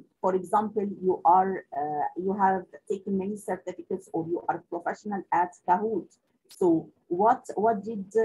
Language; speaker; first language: English; non-native, local second language; Arabic